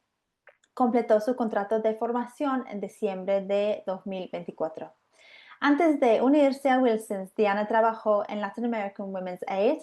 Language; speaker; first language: Spanish; non-native, fluent; English